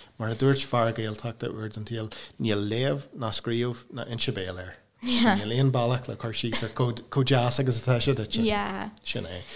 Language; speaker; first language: Irish; non-native, local second language; English